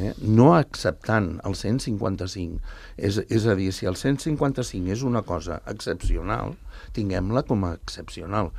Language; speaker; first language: Catalan; native; Catalan